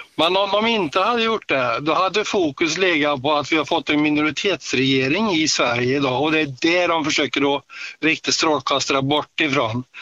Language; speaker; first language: Swedish; native; Swedish